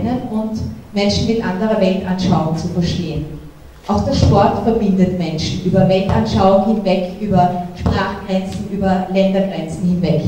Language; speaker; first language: German; native; German